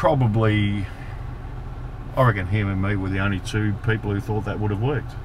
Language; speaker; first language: English; native; English